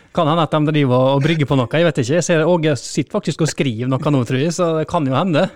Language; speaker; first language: Norwegian; native; Norwegian